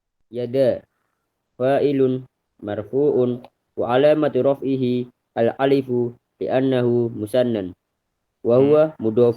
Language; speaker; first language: Arabic; non-native, learner; Indonesian